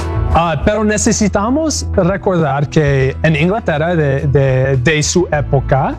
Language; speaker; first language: Spanish; non-native, learner; English